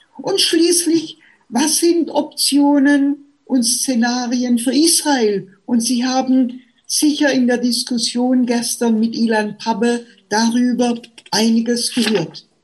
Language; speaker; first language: German; native; German